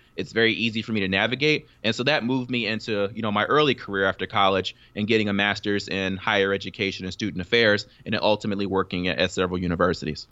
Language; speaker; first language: English; native; English